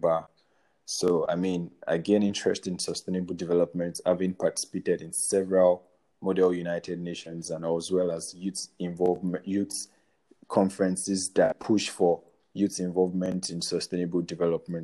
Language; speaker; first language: English; non-native, local second language; Yoruba